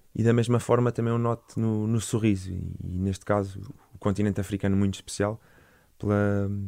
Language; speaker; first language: Portuguese; native; Portuguese